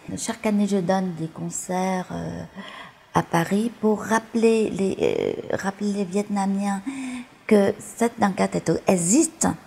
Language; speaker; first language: French; early bilingual, other home language; Vietnamese